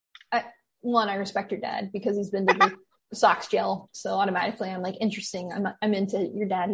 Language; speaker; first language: English; native; English